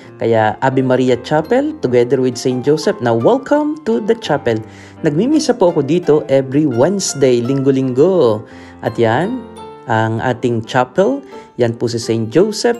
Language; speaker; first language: Filipino; native; Filipino